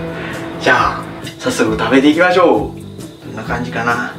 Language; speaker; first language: Japanese; non-native, fluent; Sinhala